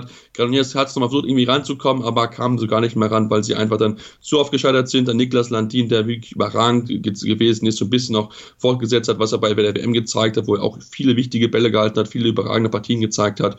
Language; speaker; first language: German; native; German